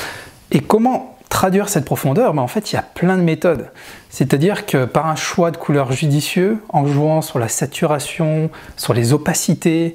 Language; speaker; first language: French; native; French